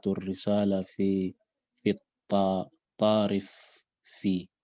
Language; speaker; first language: Arabic; non-native, learner; English